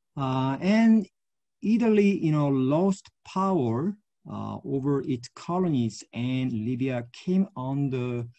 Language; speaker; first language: English; non-native, fluent; Korean